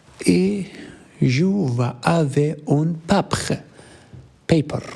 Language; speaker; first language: French; non-native, learner; Arabic